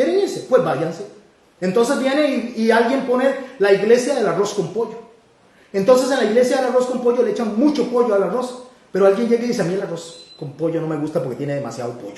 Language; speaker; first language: Spanish; native; Spanish